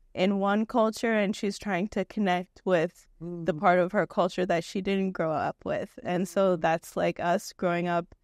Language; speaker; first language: English; native; English